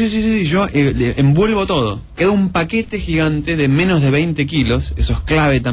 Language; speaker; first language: Spanish; native; Spanish